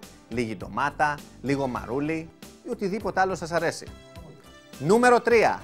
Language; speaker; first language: Greek; native; Greek